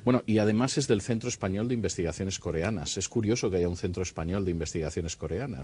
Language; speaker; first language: Spanish; native; Spanish